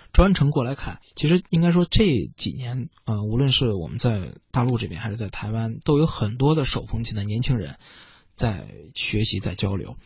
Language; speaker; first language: Chinese; native; Chinese